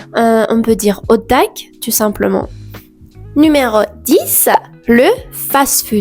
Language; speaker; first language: French; non-native, fluent; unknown